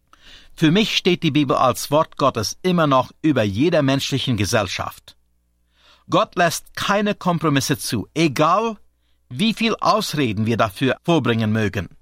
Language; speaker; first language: German; native; German